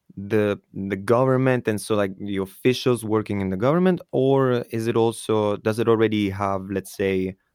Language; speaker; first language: English; non-native, fluent; Italian